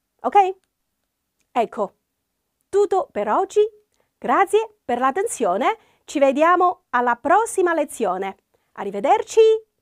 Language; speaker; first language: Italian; non-native, learner; Chinese